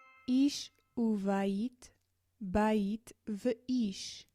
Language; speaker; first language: Hebrew; non-native, learner; English